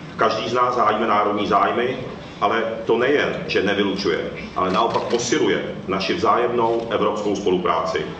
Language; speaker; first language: Czech; early bilingual, other home language; Japanese